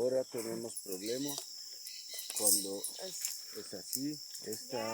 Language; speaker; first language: Spanish; non-native, learner; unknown